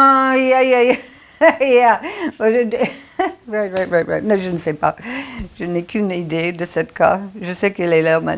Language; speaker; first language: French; non-native, fluent; English